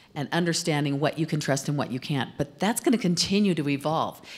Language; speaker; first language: English; native; English